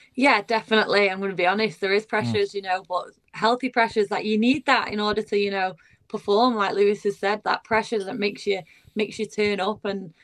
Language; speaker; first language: English; early bilingual, other home language; Bulgarian